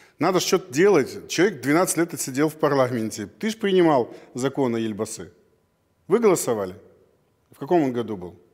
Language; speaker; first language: Russian; native; Russian